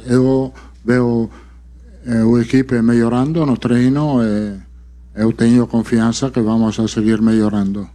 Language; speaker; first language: Portuguese; non-native, fluent; Italian